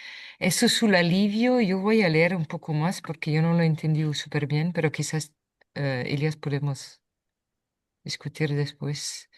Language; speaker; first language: Spanish; non-native, fluent; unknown